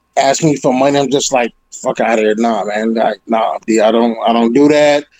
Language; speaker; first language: English; native; English